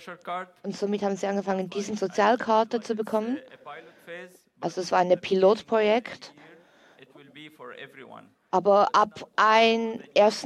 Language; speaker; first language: German; non-native, learner; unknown